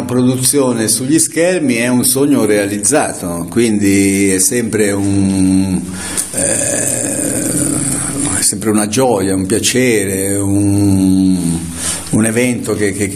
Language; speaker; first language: Italian; native; Italian